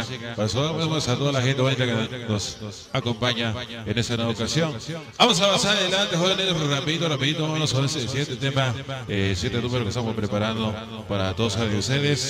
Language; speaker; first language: Spanish; native; Spanish